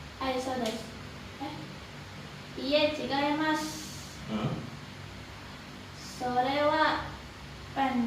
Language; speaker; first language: Japanese; non-native, learner; Indonesian